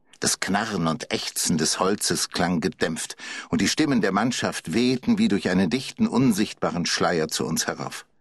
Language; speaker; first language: German; native; German